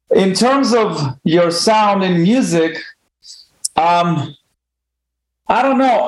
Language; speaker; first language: English; non-native, fluent; Hebrew